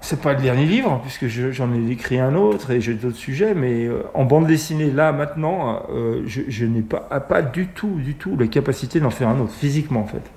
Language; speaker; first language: French; native; French